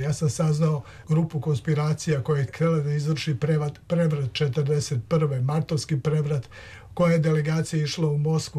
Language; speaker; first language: Serbian; native; Serbian